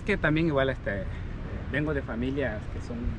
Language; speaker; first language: Spanish; native; Spanish